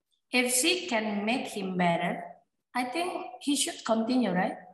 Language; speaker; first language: English; non-native, fluent; Indonesian